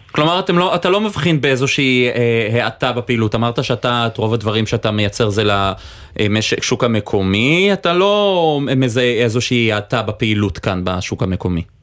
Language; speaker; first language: Hebrew; native; Hebrew